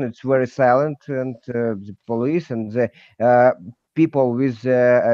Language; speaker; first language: English; non-native, learner; Russian